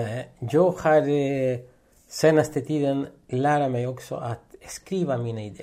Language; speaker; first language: Swedish; non-native, fluent; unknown